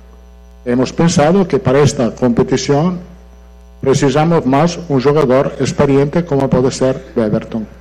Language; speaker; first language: Portuguese; non-native, fluent; Italian